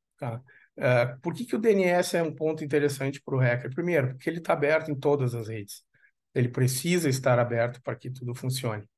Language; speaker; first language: Portuguese; native; Portuguese